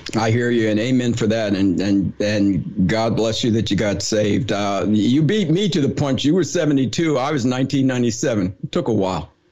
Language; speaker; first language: English; native; English